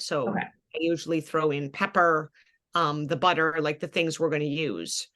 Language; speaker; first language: English; native; English